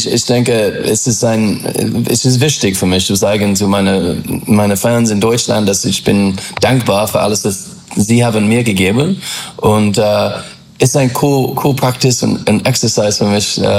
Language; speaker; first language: German; non-native, learner; English